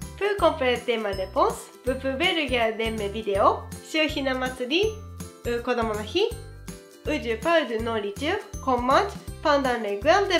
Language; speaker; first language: French; non-native, fluent; Japanese